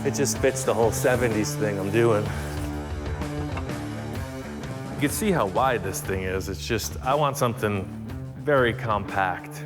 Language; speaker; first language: English; native; English